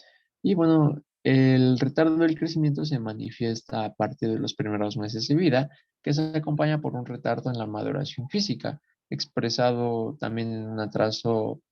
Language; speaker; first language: Spanish; native; Spanish